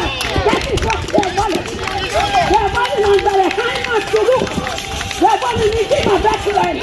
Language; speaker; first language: German; non-native, learner; Yoruba